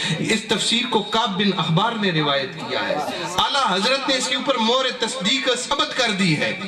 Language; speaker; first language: Urdu; non-native, local second language; Punjabi